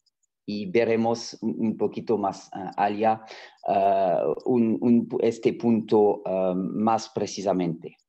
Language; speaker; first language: Spanish; non-native, fluent; French